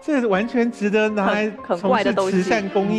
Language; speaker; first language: Chinese; native; Chinese